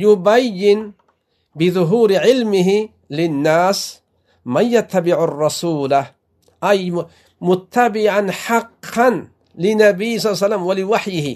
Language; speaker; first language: Arabic; non-native, fluent; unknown